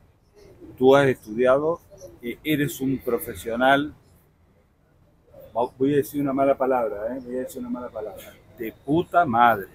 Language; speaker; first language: Spanish; non-native, fluent; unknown